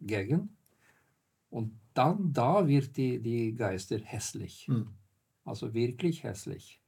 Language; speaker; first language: German; non-native, fluent; Norwegian